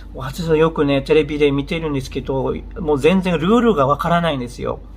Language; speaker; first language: Japanese; non-native, fluent; Indonesian